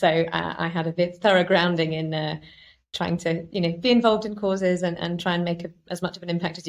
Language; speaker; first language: English; native; English